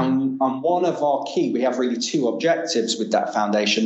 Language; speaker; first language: English; native; English